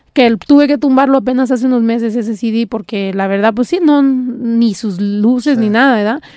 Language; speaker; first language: Spanish; early bilingual, heritage; Spanish